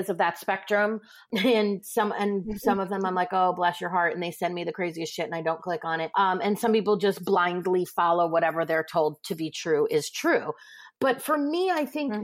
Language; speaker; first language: English; native; English